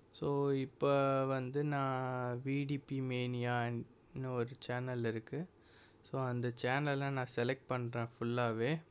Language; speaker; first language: Tamil; non-native, local second language; Telugu